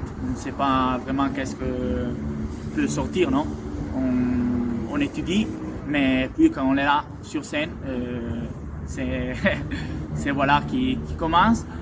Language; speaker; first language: French; non-native, local second language; Italian